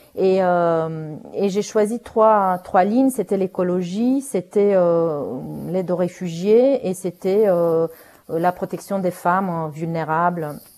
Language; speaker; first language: French; non-native, fluent; Romanian